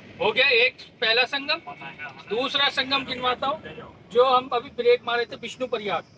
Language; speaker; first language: Hindi; non-native, local second language; Bangla